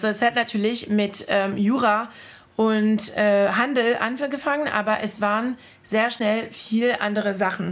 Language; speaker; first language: German; non-native, fluent; French